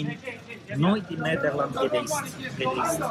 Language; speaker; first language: Dutch; non-native, learner; Italian